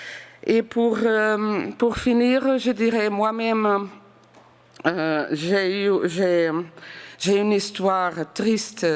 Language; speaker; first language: French; non-native, fluent; Portuguese